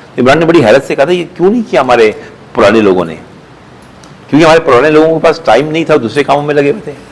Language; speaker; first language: Urdu; native; Urdu